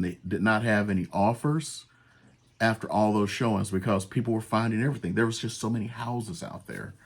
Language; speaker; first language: English; native; English